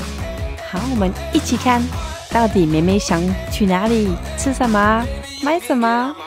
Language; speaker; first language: Chinese; non-native, fluent; French